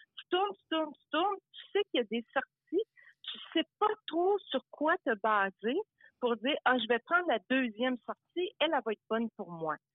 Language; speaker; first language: French; early bilingual, other home language; Italian